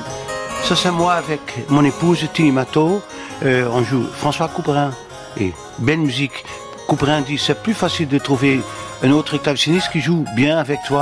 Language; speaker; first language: French; non-native, fluent; Dutch